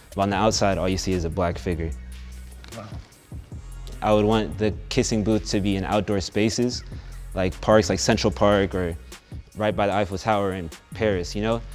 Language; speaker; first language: English; native; English